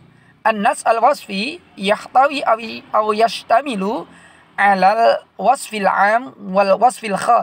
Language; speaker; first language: Arabic; non-native, fluent; Indonesian